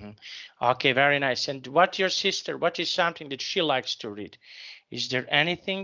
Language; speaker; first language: English; non-native, fluent; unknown